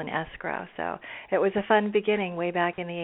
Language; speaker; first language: English; native; English